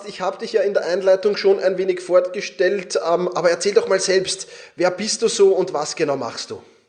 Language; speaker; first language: German; native; German